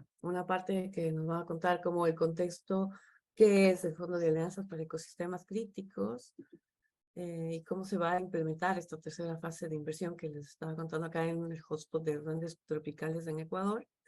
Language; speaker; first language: Spanish; native; Spanish